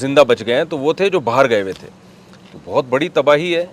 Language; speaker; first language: Urdu; native; Urdu